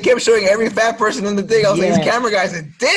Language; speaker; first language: English; native; English